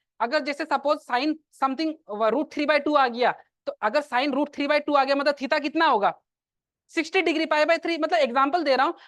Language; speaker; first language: Hindi; non-native, local second language; Assamese